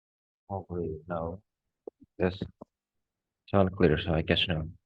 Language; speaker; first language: English; non-native, fluent; Indonesian